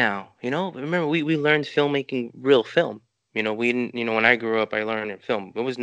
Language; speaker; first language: English; early bilingual, other home language; Spanish